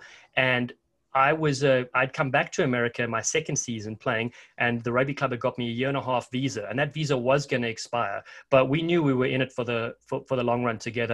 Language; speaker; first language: English; native; English